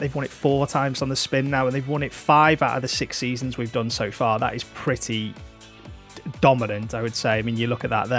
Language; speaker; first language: English; native; English